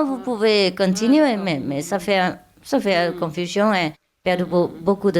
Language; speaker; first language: French; non-native, learner; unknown